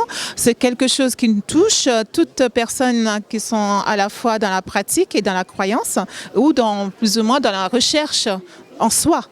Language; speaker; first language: French; native; French